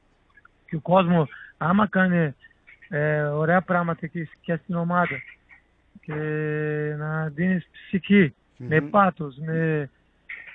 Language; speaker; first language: Greek; non-native, learner; Portuguese